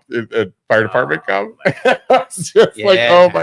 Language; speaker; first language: English; native; English